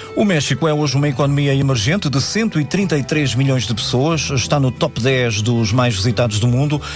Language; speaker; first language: Portuguese; native; Portuguese